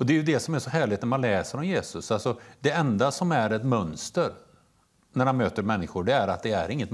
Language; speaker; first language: Swedish; native; Swedish